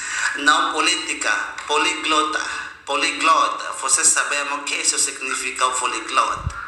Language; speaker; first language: Portuguese; non-native, learner; Indonesian